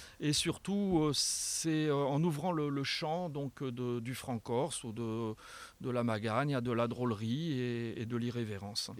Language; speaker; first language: French; native; French